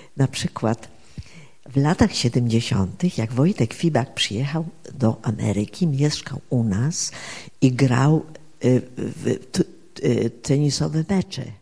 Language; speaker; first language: Polish; native; Polish